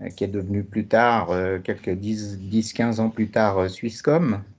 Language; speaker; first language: French; native; French